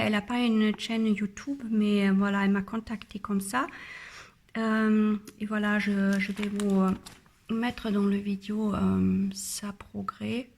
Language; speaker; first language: French; non-native, learner; German